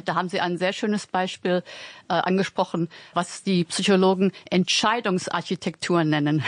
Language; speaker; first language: German; native; German